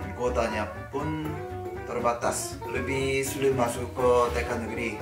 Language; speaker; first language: Indonesian; non-native, fluent; Korean